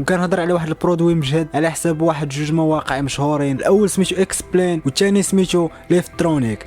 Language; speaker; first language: Arabic; native; Arabic